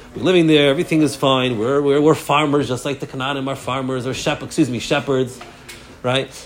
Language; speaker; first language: English; native; English